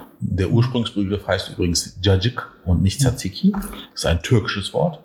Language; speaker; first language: German; early bilingual, other home language; Turkish